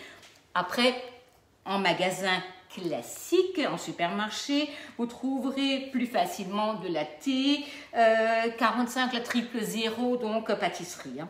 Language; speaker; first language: French; native; French